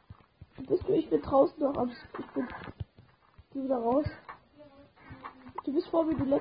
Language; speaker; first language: German; native; German